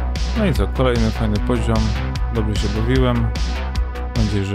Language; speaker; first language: Polish; native; Polish